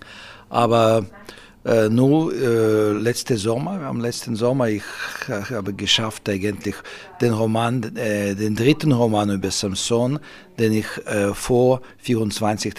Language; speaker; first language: German; non-native, fluent; Russian